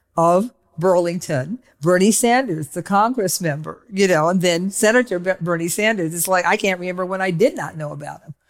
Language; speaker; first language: English; native; English